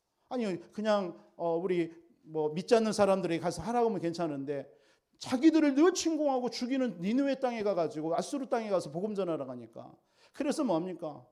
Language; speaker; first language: Korean; native; Korean